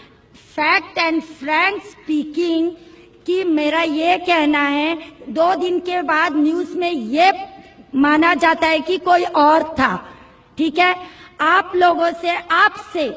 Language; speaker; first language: Hindi; non-native, local second language; Marathi